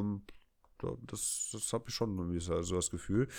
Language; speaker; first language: German; non-native, fluent; English